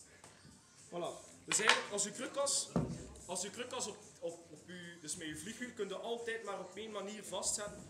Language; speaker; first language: Dutch; native; Dutch